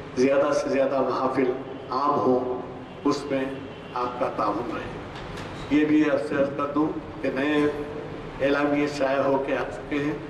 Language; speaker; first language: Urdu; native; Urdu